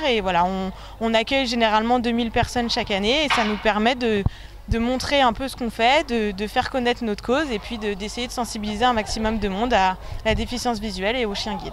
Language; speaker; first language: French; native; French